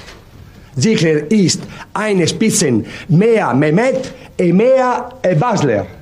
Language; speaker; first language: German; non-native, learner; Italian